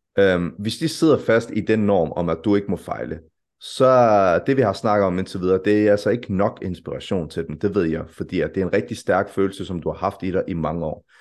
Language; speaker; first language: Danish; early bilingual, other home language; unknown